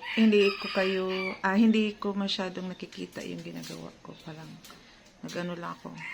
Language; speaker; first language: Filipino; non-native, local second language; Cebuano